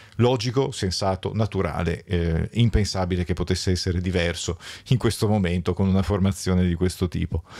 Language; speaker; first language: Italian; native; Italian